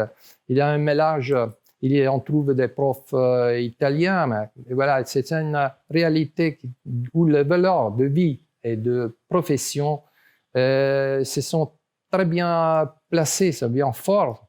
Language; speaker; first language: French; non-native, learner; Italian